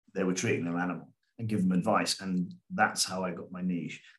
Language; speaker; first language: English; native; English